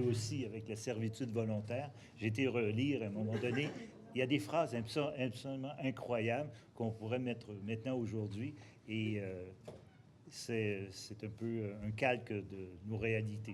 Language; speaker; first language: French; native; French